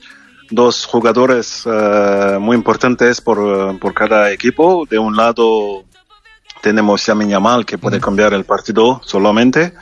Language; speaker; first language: Spanish; non-native, learner; French